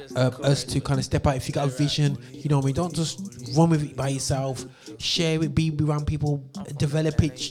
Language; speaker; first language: English; native; English